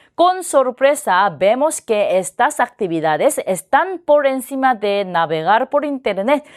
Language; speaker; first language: Spanish; non-native, fluent; Korean